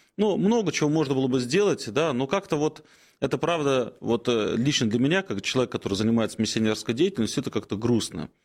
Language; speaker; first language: Russian; native; Russian